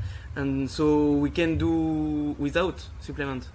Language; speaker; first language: English; non-native, learner; French